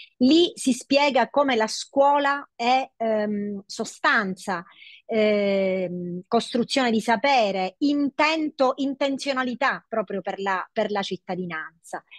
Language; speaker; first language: Italian; native; Italian